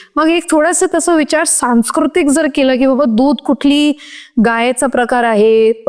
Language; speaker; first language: Marathi; non-native, local second language; Hindi